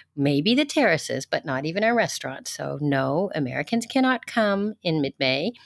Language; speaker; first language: English; native; English